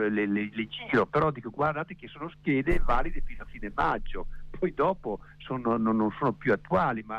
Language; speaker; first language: Italian; native; Italian